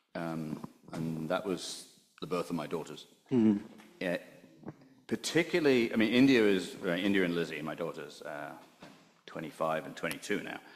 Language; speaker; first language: English; native; English